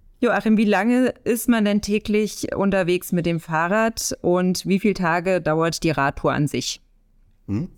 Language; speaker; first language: German; native; German